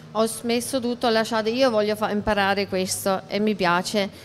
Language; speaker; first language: Italian; non-native, learner; German